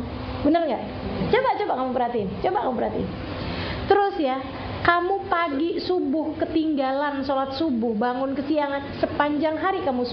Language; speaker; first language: Indonesian; native; Indonesian